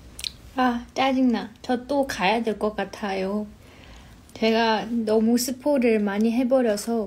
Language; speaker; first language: Korean; non-native, fluent; Chinese